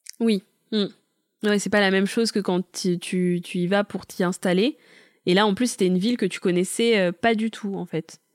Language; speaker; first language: French; native; French